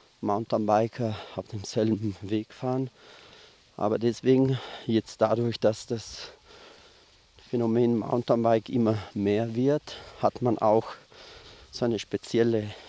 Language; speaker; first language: German; non-native, local second language; Ladin